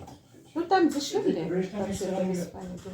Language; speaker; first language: Russian; non-native, fluent; Armenian